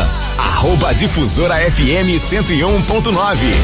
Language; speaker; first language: Portuguese; native; Portuguese